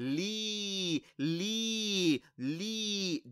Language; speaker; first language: Arabic; non-native, fluent; English